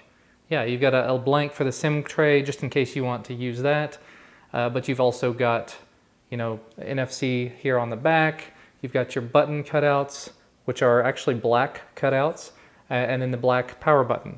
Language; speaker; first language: English; native; English